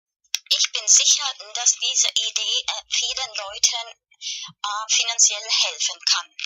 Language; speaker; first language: German; non-native, learner; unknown